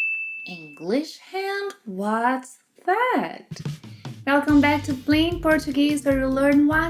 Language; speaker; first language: English; non-native, fluent; Portuguese